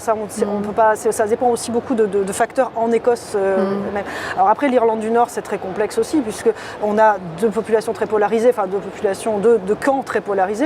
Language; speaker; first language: French; native; French